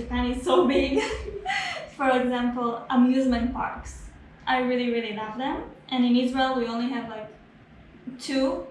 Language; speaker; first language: English; non-native, fluent; Hebrew